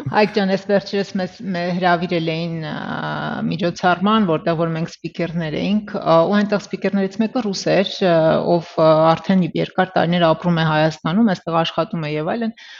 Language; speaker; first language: Armenian; early bilingual, heritage; Armenian